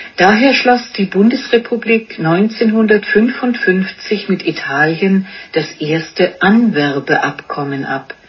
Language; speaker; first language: German; native; German